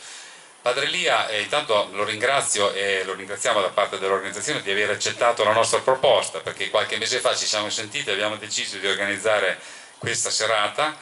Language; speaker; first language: Italian; native; Italian